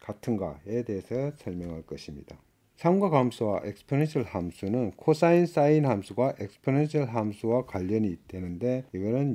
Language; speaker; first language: Korean; native; Korean